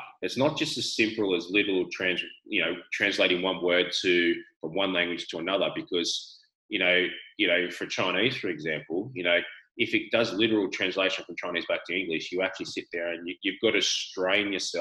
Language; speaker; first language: English; native; English